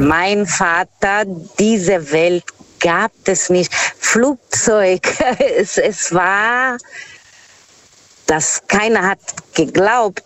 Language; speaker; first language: German; non-native, fluent; Portuguese